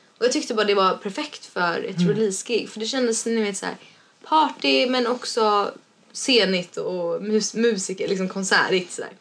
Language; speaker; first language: Swedish; native; Swedish